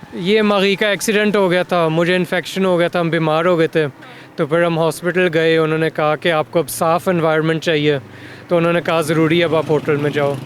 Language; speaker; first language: Urdu; early bilingual, heritage; Hindi